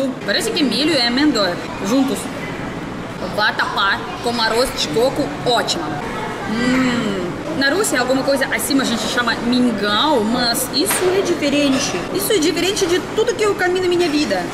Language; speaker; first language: Portuguese; non-native, learner; Russian